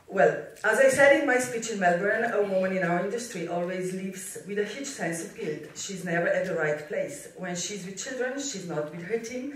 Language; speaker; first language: English; non-native, fluent; Slovenian